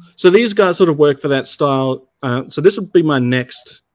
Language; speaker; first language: English; native; English